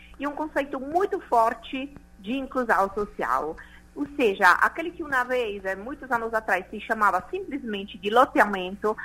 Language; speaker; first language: Portuguese; non-native, fluent; Italian